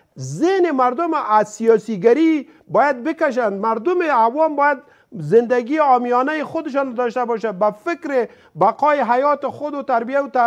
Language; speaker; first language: Persian; native; Persian